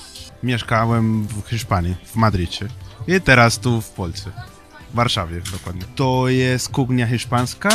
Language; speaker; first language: Polish; non-native, learner; Spanish